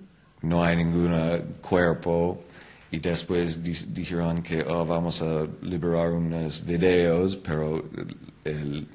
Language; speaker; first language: Spanish; non-native, fluent; English